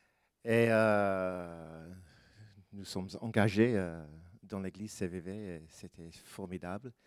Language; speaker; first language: French; non-native, fluent; English